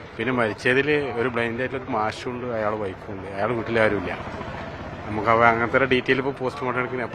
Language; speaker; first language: Malayalam; native; Malayalam